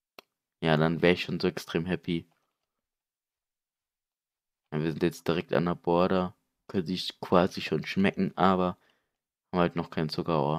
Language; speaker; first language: German; native; German